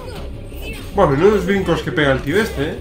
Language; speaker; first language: Spanish; native; Spanish